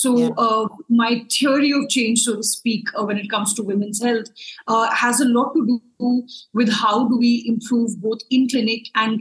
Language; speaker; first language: English; non-native, local second language; Hindi